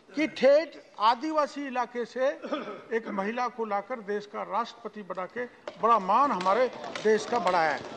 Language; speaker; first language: Hindi; native; Hindi